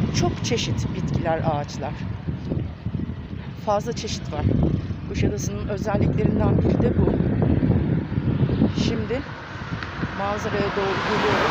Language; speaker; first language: Turkish; native; Turkish